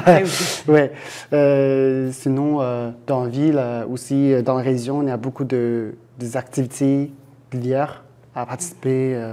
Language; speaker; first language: French; non-native, fluent; Chinese